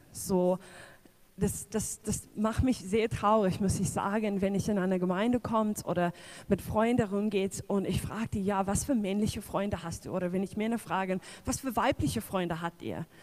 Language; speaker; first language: German; non-native, fluent; English